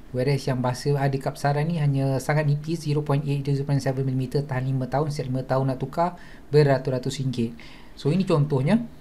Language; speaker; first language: Malay; native; Malay